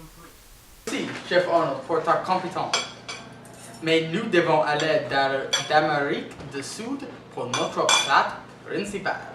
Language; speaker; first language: French; non-native, learner; English